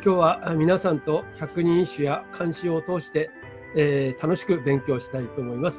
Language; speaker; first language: Japanese; native; Japanese